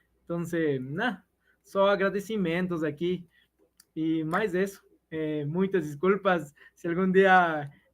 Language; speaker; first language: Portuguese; non-native, learner; Spanish